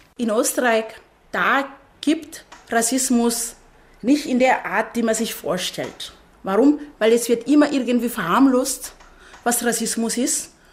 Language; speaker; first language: German; non-native, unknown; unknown